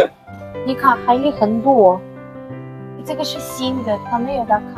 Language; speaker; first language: Chinese; non-native, learner; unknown